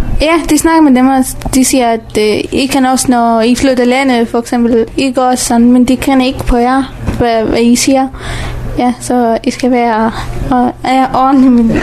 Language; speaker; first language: Danish; early bilingual, other home language; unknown